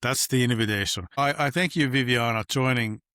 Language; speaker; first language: English; non-native, fluent; Finnish